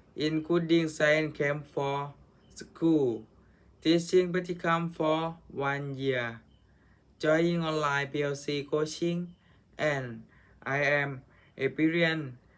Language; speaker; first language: English; non-native, learner; Thai